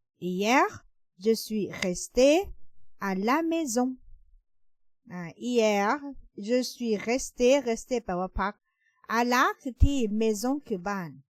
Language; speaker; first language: French; non-native, fluent; Thai